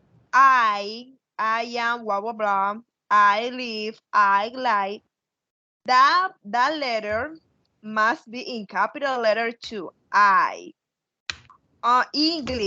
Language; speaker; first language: English; non-native, fluent; Spanish